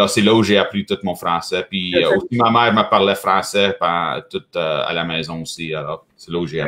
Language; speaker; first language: French; native; French